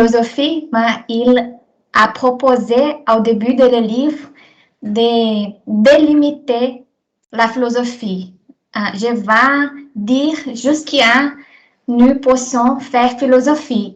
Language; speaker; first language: French; non-native, learner; Portuguese